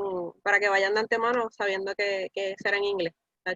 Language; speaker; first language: Spanish; native; Spanish